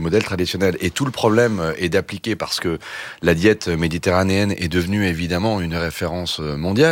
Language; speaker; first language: French; native; French